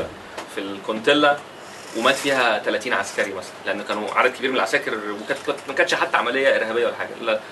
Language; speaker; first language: Arabic; native; Arabic